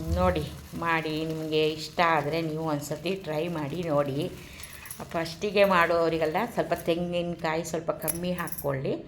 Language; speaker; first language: Kannada; native; Kannada